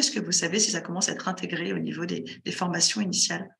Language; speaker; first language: French; native; French